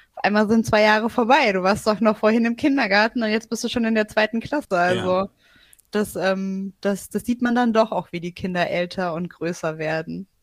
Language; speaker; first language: German; native; German